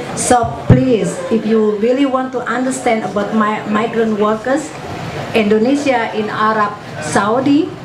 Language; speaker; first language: English; non-native, learner; Indonesian